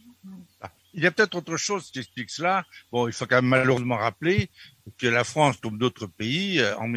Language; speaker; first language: French; native; French